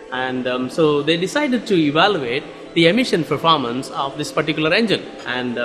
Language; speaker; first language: English; non-native, fluent; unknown